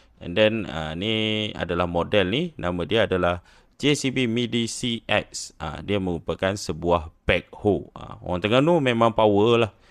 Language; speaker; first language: Malay; native; Malay